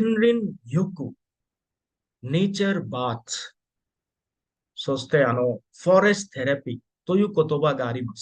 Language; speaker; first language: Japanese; non-native, fluent; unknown